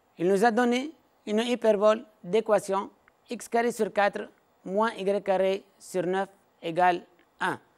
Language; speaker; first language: French; non-native, local second language; Arabic